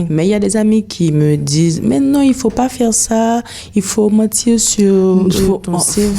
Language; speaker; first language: French; non-native, local second language; Haitian Creole